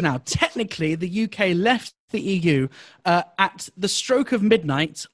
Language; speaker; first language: English; native; English